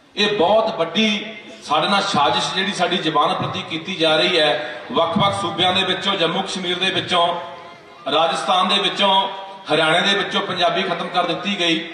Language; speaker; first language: Punjabi; native; Punjabi